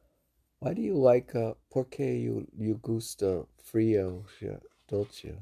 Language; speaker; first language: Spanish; non-native, learner; English